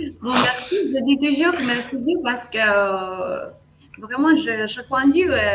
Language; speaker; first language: French; non-native, fluent; Spanish